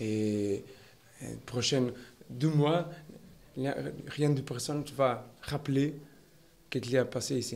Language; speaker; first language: French; non-native, learner; Portuguese